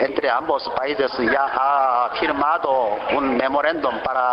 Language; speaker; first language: Spanish; non-native, learner; Korean